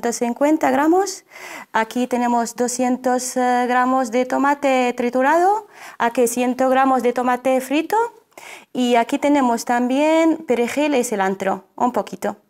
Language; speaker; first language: Spanish; non-native, fluent; Arabic